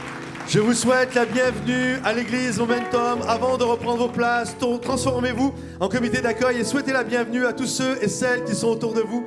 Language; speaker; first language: French; native; French